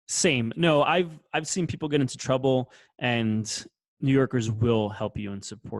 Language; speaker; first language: English; native; English